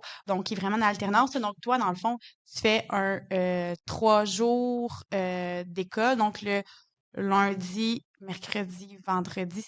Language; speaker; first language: French; native; French